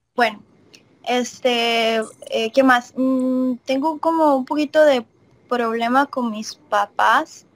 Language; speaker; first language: Spanish; native; Spanish